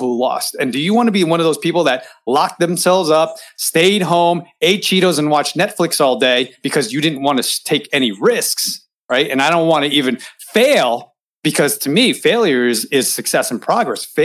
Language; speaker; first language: English; native; English